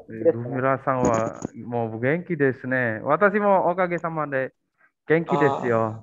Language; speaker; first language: Japanese; non-native, fluent; Indonesian